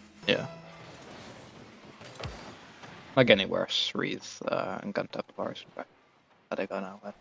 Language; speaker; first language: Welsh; non-native, local second language; English